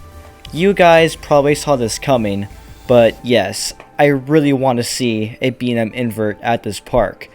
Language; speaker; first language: English; native; English